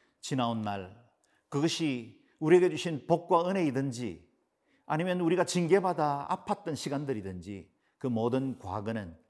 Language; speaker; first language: Korean; native; Korean